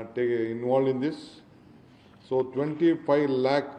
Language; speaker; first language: English; non-native, local second language; Kannada